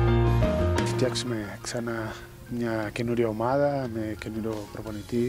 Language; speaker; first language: Greek; non-native, fluent; Portuguese